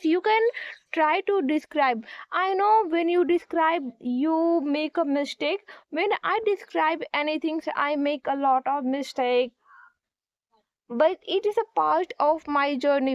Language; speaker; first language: English; non-native, learner; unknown